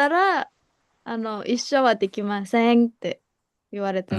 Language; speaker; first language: Japanese; non-native, learner; Indonesian